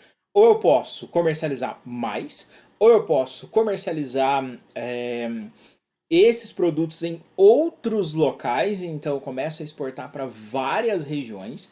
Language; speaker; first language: Portuguese; native; Portuguese